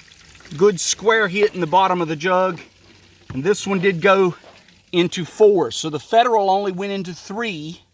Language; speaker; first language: English; native; English